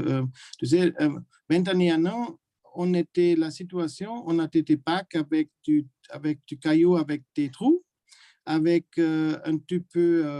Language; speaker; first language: French; non-native, learner; German